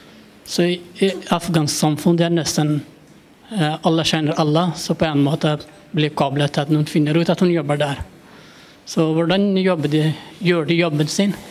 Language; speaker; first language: Norwegian; non-native, fluent; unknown